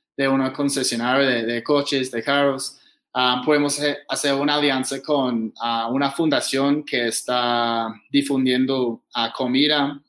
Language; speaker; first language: Spanish; non-native, fluent; English